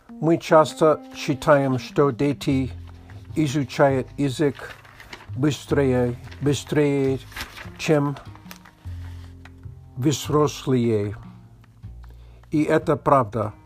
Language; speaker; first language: Russian; non-native, learner; English